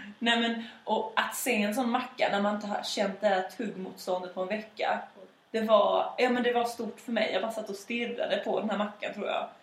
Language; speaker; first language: Swedish; native; Swedish